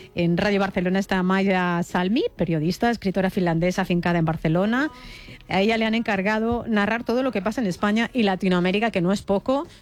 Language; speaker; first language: Spanish; native; Spanish